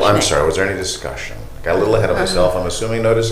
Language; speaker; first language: English; native; English